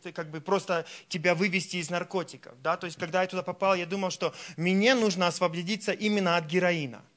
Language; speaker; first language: Russian; early bilingual, heritage; Russian